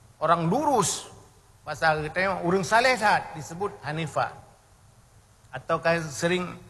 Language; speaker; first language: Indonesian; non-native, local second language; Achinese